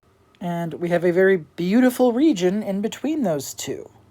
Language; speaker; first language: English; native; English